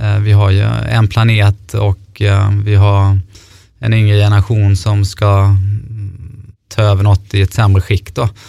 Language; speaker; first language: Swedish; native; Swedish